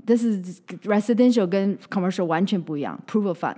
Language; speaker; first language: English; non-native, fluent; Chinese